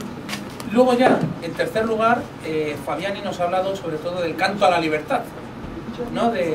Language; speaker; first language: Spanish; native; Spanish